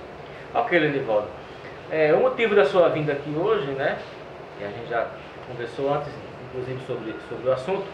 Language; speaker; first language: Portuguese; native; Portuguese